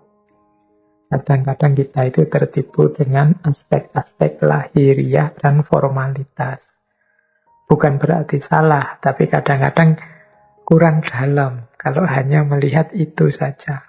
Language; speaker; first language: Indonesian; native; Indonesian